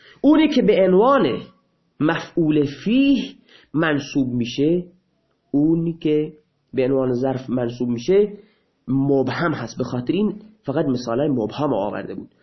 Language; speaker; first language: Persian; non-native, local second language; Baluchi